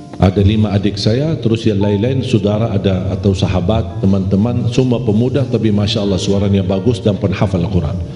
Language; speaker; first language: Indonesian; non-native, fluent; Arabic